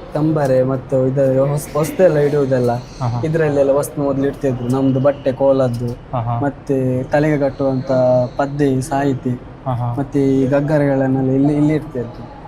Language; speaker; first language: Kannada; non-native, local second language; Tulu